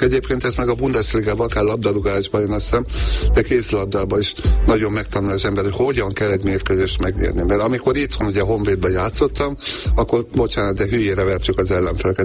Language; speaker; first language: Hungarian; native; Hungarian